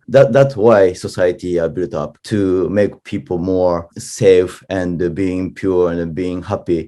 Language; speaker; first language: English; non-native, learner; Japanese